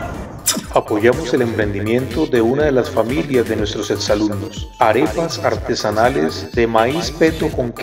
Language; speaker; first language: Spanish; native; Spanish